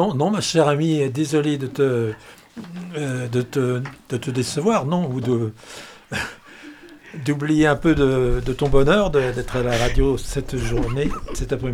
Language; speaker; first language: French; native; French